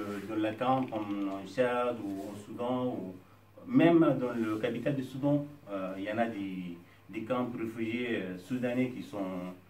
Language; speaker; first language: French; non-native, learner; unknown